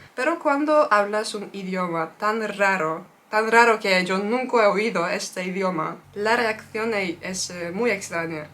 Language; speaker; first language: Spanish; non-native, fluent; Turkish